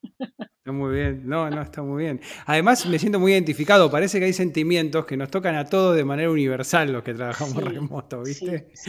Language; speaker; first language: Spanish; native; Spanish